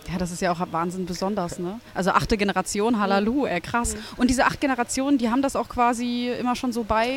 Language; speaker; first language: German; native; German